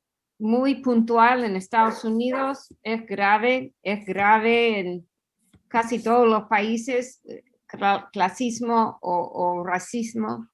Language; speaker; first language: Spanish; non-native, fluent; English